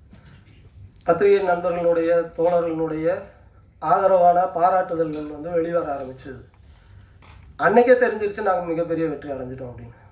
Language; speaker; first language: Tamil; native; Tamil